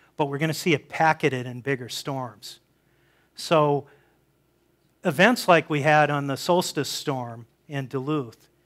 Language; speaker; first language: English; native; English